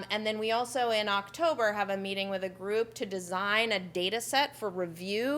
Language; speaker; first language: English; native; English